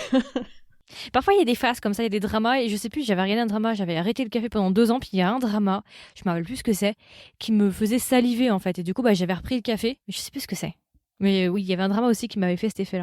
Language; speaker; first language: French; native; French